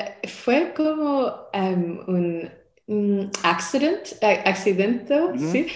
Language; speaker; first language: Spanish; non-native, learner; French